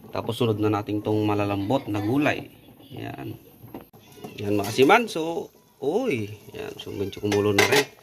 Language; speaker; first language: Filipino; non-native, local second language; Iloko